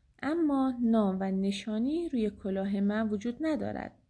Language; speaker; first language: Persian; native; Persian